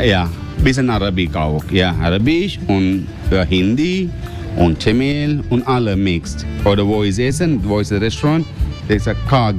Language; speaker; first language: German; non-native, learner; Sinhala